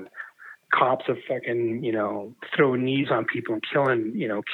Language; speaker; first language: English; native; English